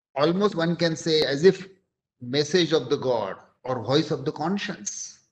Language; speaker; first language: English; non-native, local second language; Marathi